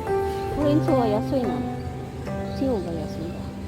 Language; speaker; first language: Japanese; non-native, learner; Filipino